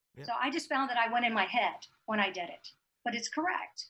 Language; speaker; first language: English; native; English